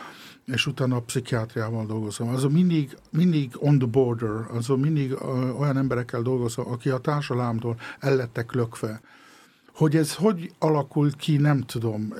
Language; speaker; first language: Hungarian; early bilingual, heritage; Hungarian